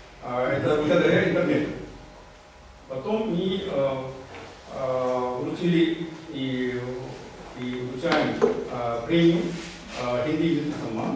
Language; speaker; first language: Russian; non-native, learner; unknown